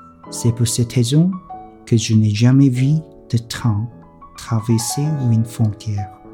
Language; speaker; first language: French; non-native, fluent; Korean